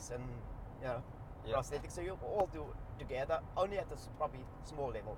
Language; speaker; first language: English; non-native, local second language; Afrikaans